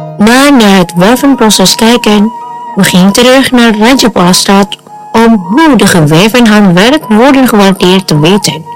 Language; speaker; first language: Dutch; non-native, fluent; Indonesian